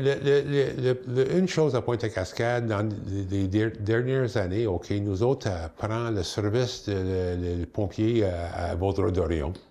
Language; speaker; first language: French; non-native, local second language; English